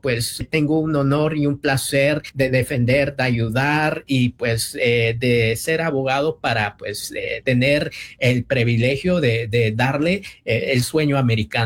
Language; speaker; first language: Spanish; early bilingual, heritage; Spanish